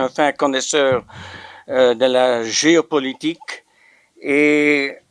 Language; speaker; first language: French; non-native, local second language; Dutch